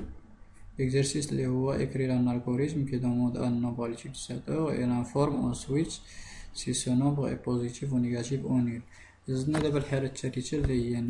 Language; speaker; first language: Arabic; native; Arabic